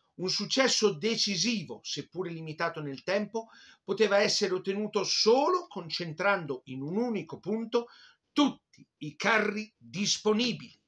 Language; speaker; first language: Italian; native; Italian